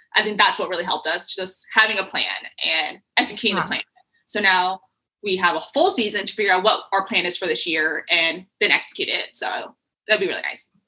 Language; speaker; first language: English; native; English